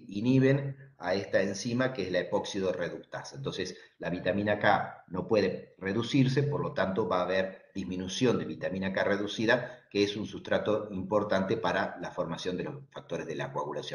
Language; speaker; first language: Spanish; native; Spanish